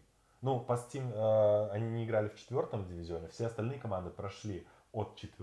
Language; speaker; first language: Russian; native; Russian